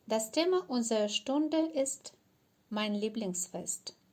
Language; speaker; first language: German; non-native, fluent; Ukrainian